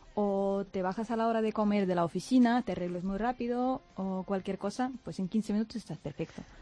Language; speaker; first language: Spanish; non-native, fluent; Russian